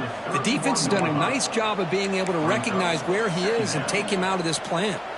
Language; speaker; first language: English; native; English